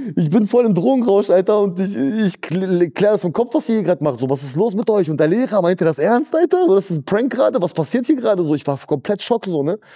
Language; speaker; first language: German; early bilingual, other home language; Russian